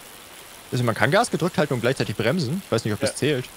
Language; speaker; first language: German; native; German